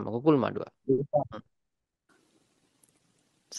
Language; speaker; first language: Korean; non-native, fluent; Sinhala